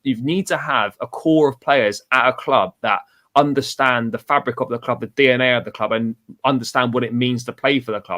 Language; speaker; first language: English; native; English